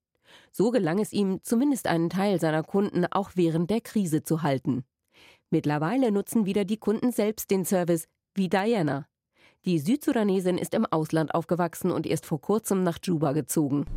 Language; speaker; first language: German; native; German